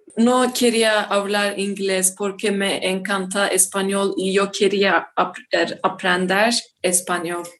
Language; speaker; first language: Spanish; non-native, learner; Turkish